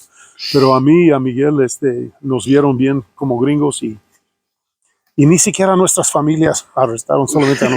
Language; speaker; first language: Spanish; non-native, fluent; English